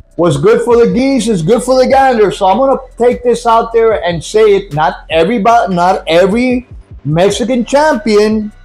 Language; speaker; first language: English; non-native, fluent; Spanish